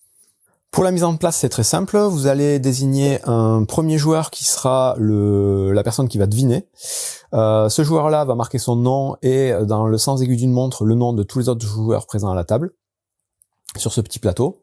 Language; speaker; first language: French; native; French